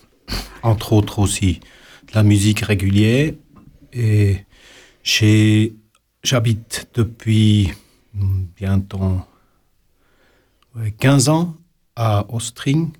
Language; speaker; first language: French; non-native, local second language; German